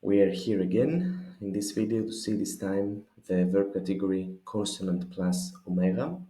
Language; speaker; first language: English; non-native, fluent; Greek